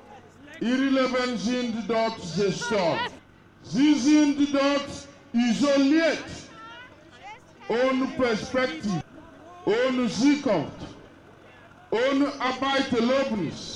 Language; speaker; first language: German; non-native, learner; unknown